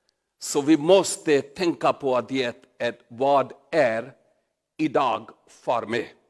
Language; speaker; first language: Swedish; non-native, learner; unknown